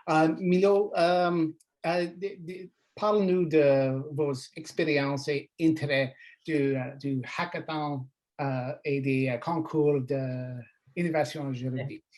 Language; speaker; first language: French; non-native, learner; English